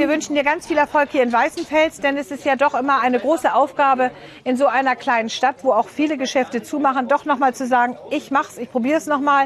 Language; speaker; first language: German; native; German